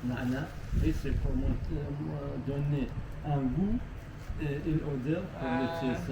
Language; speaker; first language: French; non-native, local second language; Arabic